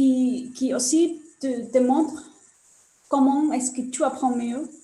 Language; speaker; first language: French; non-native, learner; Spanish